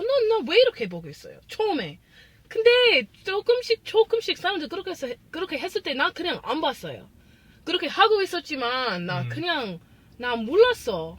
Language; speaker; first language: Korean; non-native, learner; English